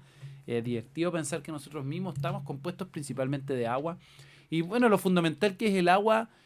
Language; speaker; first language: Spanish; native; Spanish